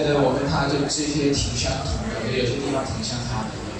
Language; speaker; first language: Chinese; native; Chinese